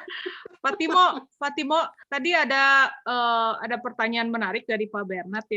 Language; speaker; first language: Indonesian; native; Indonesian